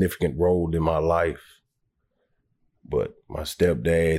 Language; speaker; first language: English; native; English